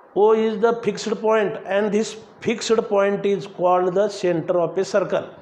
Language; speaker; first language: English; non-native, local second language; Marathi